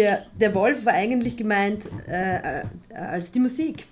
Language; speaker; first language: German; native; German